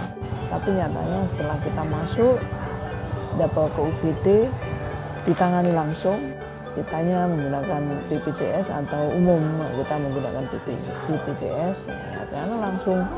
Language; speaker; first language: Indonesian; non-native, local second language; Javanese